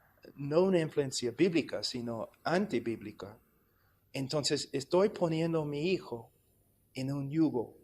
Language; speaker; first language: Spanish; non-native, fluent; English